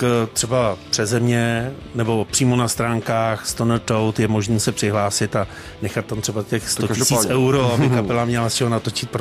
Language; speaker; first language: Czech; native; Czech